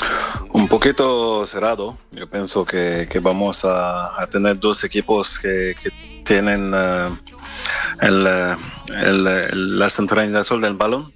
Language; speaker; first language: Spanish; non-native, fluent; French